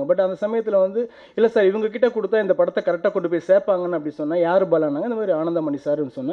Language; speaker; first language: Tamil; native; Tamil